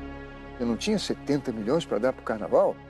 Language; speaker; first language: Portuguese; native; Portuguese